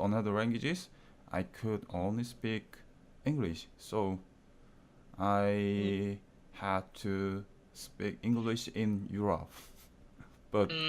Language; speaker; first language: English; non-native, learner; Korean